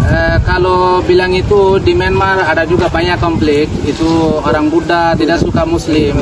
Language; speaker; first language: Indonesian; non-native, learner; Rohingya